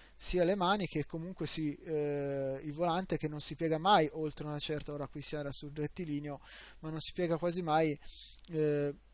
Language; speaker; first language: Italian; native; Italian